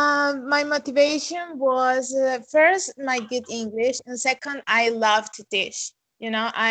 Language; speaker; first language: English; non-native, fluent; Spanish